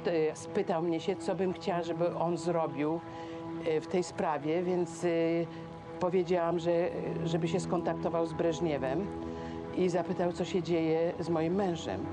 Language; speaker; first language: Polish; native; Polish